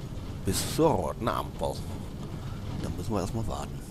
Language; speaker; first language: German; native; German